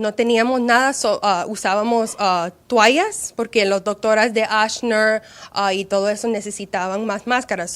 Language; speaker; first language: Spanish; early bilingual, heritage; Spanish